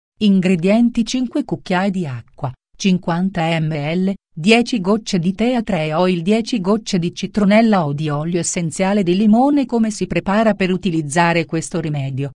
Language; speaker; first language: Italian; native; Italian